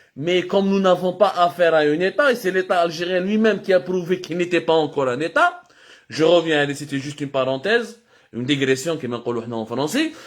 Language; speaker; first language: French; non-native, local second language; Arabic